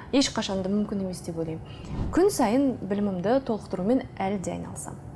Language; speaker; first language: Kazakh; non-native, local second language; Russian